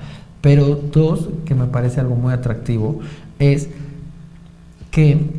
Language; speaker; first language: Spanish; native; Spanish